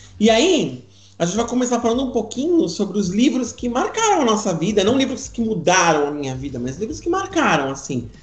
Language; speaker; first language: Portuguese; native; Portuguese